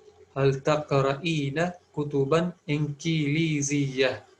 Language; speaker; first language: Arabic; non-native, fluent; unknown